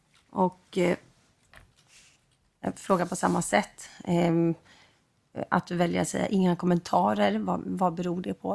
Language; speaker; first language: Swedish; native; Swedish